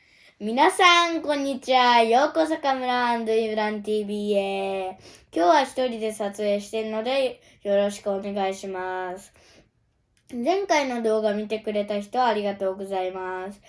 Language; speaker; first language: Japanese; early bilingual, other home language; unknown